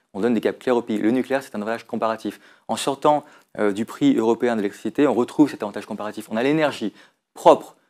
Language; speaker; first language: French; native; French